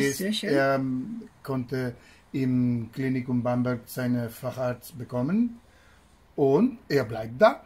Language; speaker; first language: German; non-native, learner; Spanish